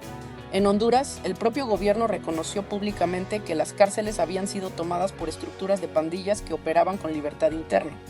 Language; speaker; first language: Spanish; native; Spanish